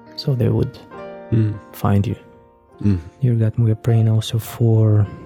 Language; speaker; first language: English; non-native, fluent; Russian